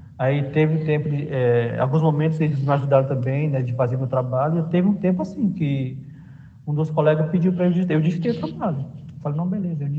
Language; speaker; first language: Portuguese; non-native, local second language; Kayapó